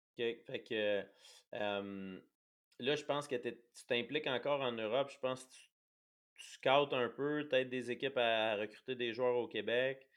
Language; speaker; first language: French; native; French